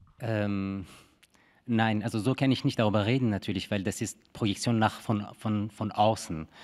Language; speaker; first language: German; non-native, fluent; Persian